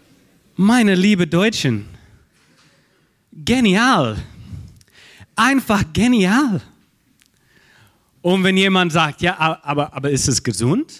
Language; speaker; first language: German; non-native, fluent; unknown